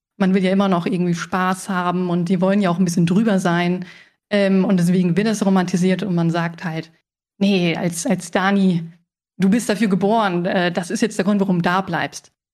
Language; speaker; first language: German; early bilingual, other home language; Spanish